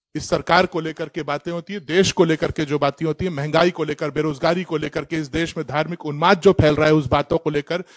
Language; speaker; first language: Hindi; native; Hindi